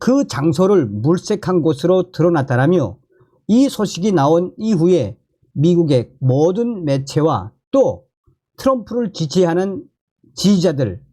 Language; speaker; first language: Korean; native; Korean